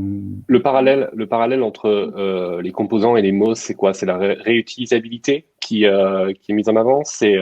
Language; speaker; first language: French; native; French